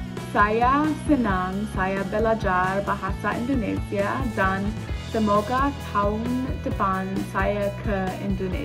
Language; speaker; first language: Indonesian; non-native, learner; English